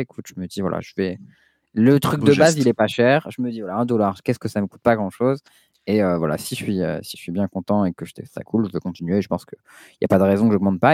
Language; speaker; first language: French; native; French